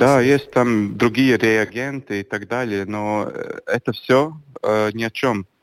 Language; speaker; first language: Russian; non-native, local second language; Latvian